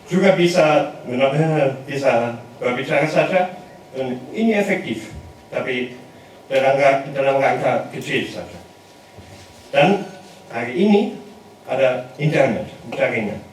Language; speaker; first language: Indonesian; non-native, learner; German